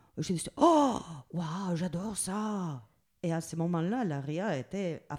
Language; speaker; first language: French; non-native, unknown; Spanish